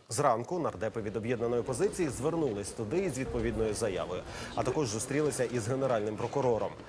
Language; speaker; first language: Ukrainian; native; Ukrainian